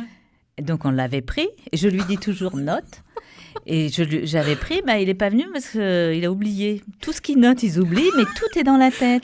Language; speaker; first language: French; native; French